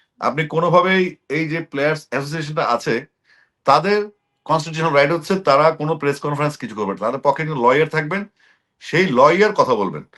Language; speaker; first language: Bangla; native; Bangla